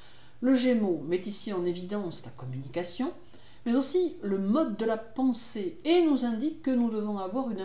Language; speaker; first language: French; native; French